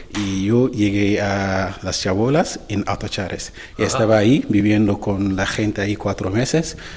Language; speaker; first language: Spanish; non-native, learner; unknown